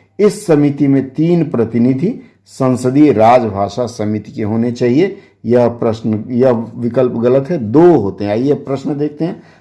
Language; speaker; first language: Hindi; native; Hindi